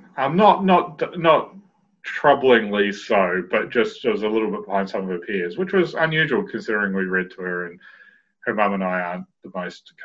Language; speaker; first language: English; native; English